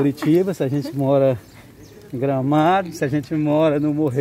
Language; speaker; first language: Portuguese; native; Portuguese